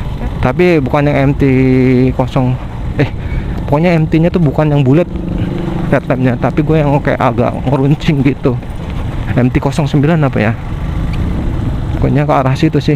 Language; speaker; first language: Indonesian; native; Indonesian